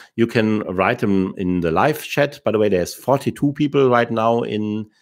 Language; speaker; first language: English; non-native, fluent; German